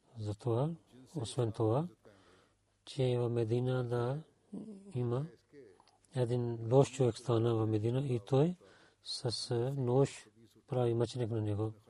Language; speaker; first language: Bulgarian; non-native, learner; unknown